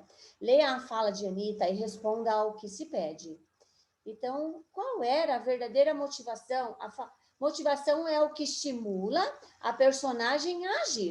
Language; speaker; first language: Portuguese; native; Portuguese